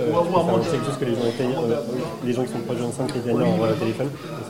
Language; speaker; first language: French; native; French